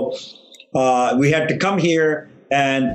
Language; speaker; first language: English; non-native, local second language; Tamil